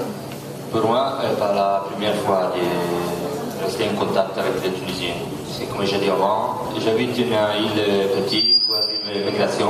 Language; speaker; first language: French; non-native, learner; Italian